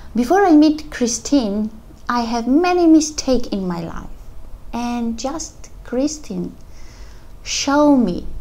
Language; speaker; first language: English; non-native, learner; Polish